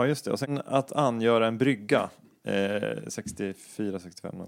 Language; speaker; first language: Swedish; native; Swedish